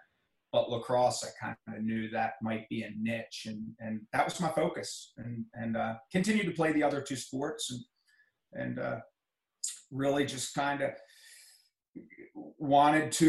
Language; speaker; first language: English; native; English